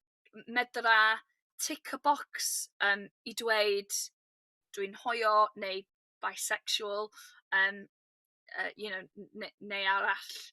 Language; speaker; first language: Welsh; non-native, learner; English